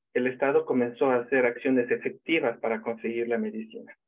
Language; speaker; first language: Spanish; native; Spanish